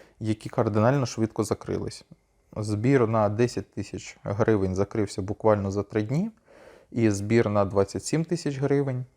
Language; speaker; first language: Ukrainian; non-native, local second language; Russian